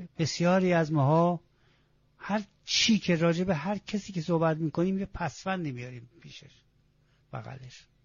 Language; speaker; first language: Persian; non-native, local second language; Azerbaijani